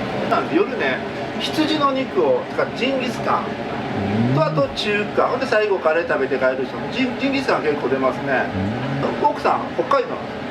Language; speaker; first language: Japanese; native; Japanese